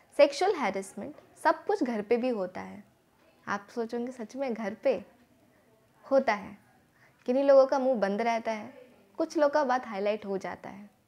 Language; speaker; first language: Hindi; native; Hindi